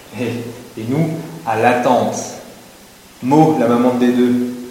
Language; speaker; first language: French; native; French